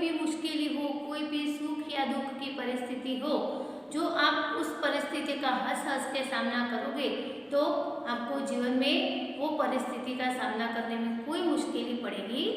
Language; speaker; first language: Hindi; non-native, local second language; Gujarati